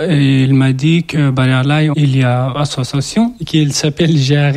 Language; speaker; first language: French; non-native, learner; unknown